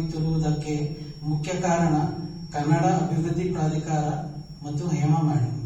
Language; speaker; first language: Kannada; non-native, learner; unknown